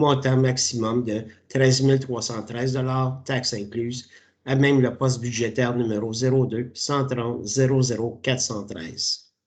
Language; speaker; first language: French; native; French